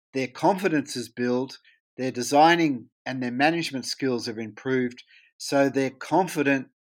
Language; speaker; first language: English; native; English